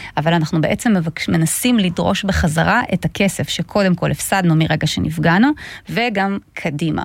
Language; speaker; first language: Hebrew; non-native, fluent; Russian